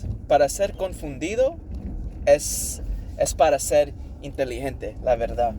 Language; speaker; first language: Spanish; early bilingual, heritage; English